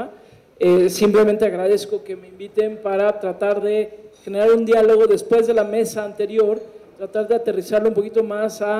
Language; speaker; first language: Spanish; native; Spanish